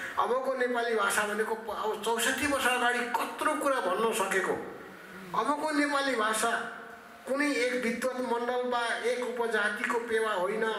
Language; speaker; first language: Nepali; native; Nepali